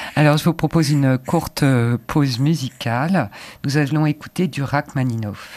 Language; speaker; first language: French; native; French